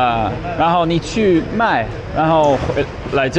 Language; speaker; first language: Chinese; non-native, learner; English